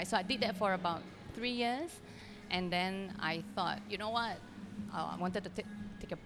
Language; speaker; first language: English; non-native, local second language; Cantonese